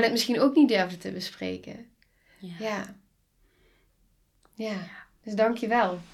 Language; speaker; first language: Dutch; native; Dutch